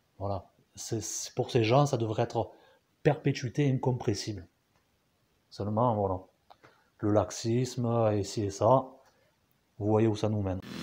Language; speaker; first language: French; native; French